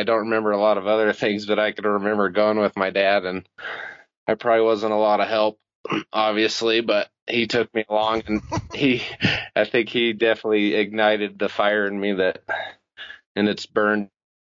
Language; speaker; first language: English; native; English